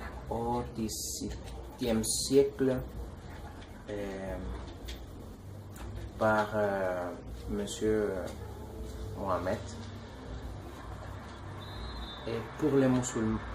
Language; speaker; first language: French; non-native, learner; Spanish